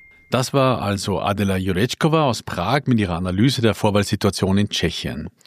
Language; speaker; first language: German; native; German